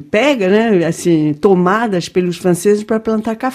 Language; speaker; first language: Portuguese; non-native, fluent; French